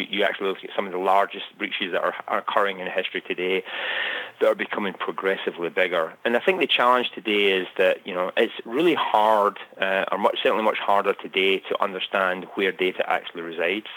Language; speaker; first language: English; native; English